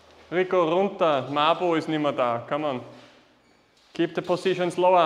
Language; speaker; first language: German; native; German